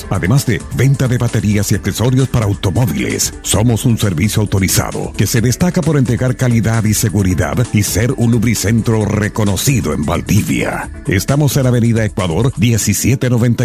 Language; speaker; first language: Spanish; native; Spanish